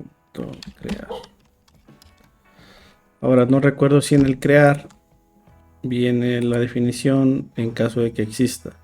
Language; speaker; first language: Spanish; native; Spanish